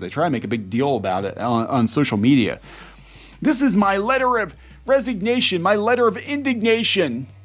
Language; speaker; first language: English; native; English